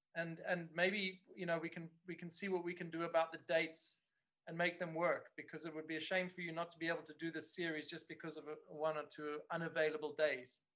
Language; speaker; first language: English; native; English